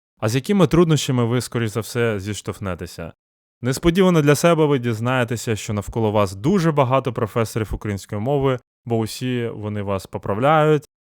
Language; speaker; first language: Ukrainian; non-native, local second language; Russian